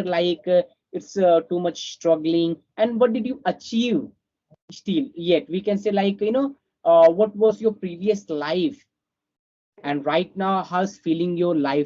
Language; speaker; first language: English; non-native, fluent; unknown